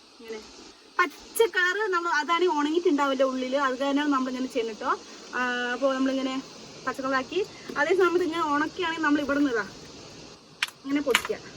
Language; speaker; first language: Malayalam; native; Malayalam